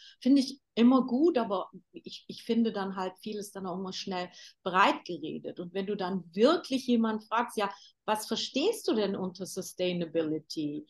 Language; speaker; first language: German; native; German